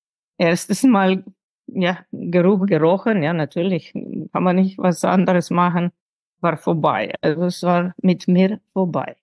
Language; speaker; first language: German; non-native, fluent; Slovenian